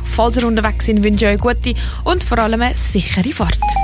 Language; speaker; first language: German; native; German